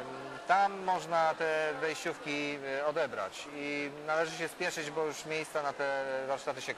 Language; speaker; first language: Polish; native; Polish